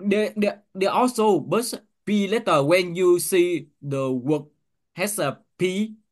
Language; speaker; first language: English; non-native, learner; Vietnamese